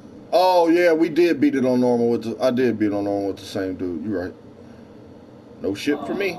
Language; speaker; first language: English; native; English